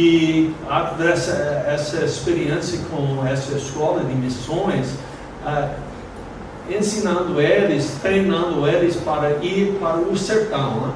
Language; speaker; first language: Portuguese; non-native, fluent; English